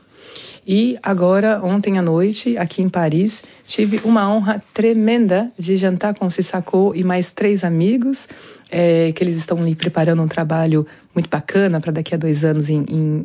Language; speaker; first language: Portuguese; native; Portuguese